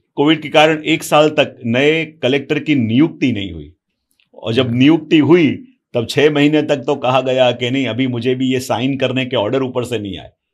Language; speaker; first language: Hindi; non-native, local second language; Gujarati